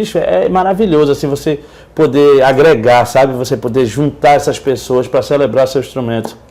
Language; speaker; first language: Portuguese; native; Portuguese